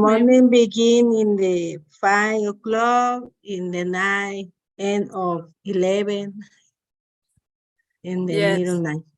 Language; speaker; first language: English; non-native, learner; Spanish